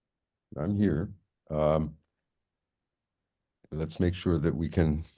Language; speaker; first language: English; native; English